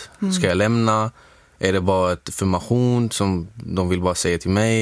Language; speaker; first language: Swedish; non-native, fluent; Arabic